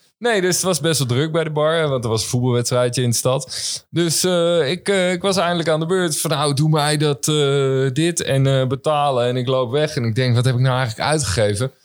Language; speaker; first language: Dutch; native; Dutch